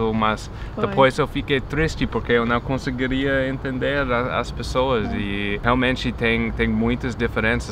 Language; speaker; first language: Portuguese; non-native, fluent; English